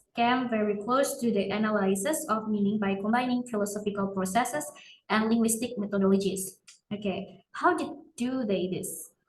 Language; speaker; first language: English; non-native, learner; Indonesian